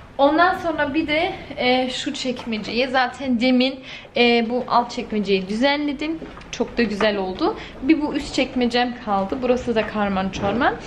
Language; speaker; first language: Turkish; early bilingual, heritage; Turkish